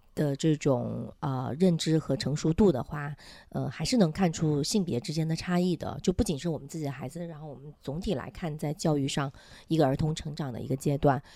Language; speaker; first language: Chinese; non-native, local second language; Min Nan Chinese